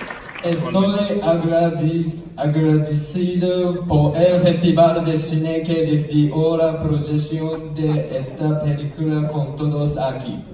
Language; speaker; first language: Spanish; non-native, learner; Japanese